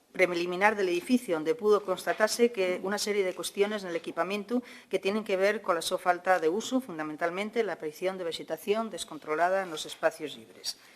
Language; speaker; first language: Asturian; non-native, local second language; Spanish